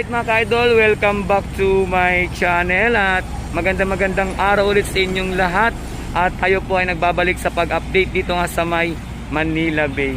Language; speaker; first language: Filipino; native; Filipino